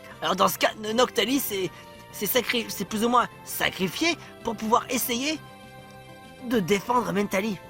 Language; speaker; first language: French; native; French